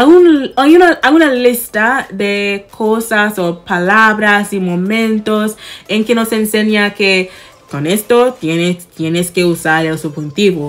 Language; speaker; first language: Spanish; non-native, fluent; English